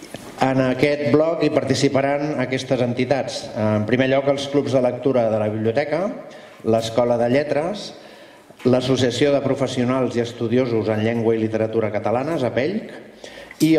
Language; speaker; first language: Catalan; native; Catalan